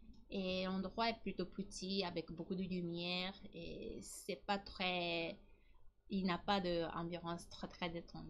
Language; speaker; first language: French; non-native, learner; Japanese